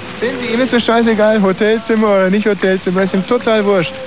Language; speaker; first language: German; native; German